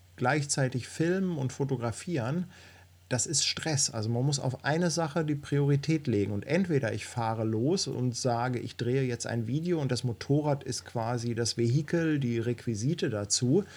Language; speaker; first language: German; native; German